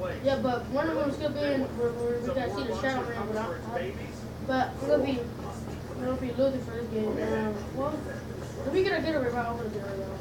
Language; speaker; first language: English; native; English